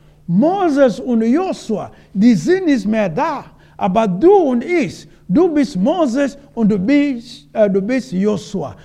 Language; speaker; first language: German; non-native, learner; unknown